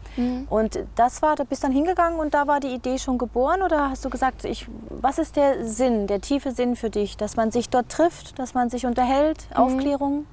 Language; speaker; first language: German; native; German